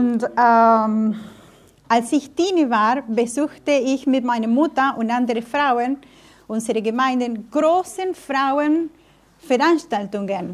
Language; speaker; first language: German; non-native, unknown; Spanish